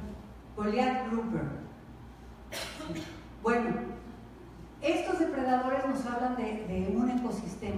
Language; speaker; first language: Spanish; native; Spanish